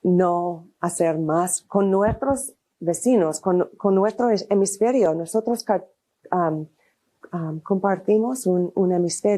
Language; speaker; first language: Spanish; non-native, fluent; English